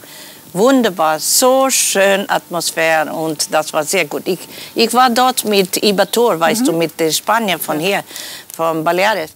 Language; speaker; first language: German; non-native, learner; Polish